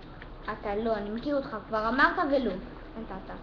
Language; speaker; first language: Hebrew; early bilingual, other home language; Russian